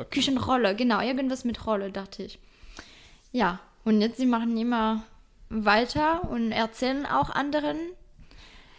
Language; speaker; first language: German; non-native, fluent; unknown